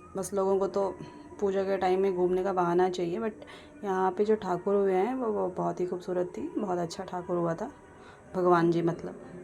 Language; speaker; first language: Hindi; non-native, local second language; Bangla